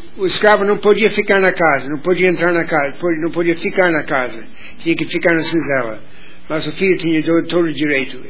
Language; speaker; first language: Portuguese; non-native, fluent; English